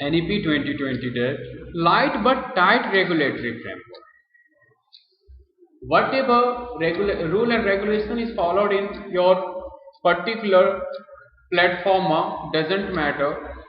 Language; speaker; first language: English; non-native, local second language; Hindi